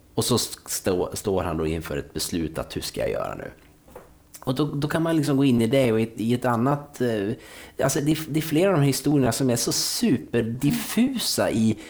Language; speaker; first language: Swedish; native; Swedish